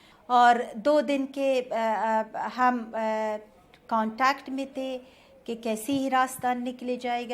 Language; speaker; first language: Hindi; non-native, learner; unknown